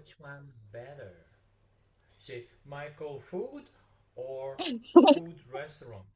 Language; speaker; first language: English; non-native, learner; Vietnamese